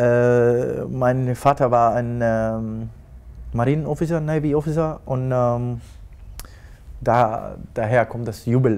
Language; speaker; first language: German; non-native, fluent; Spanish